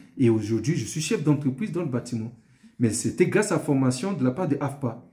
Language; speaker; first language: French; non-native, local second language; Sango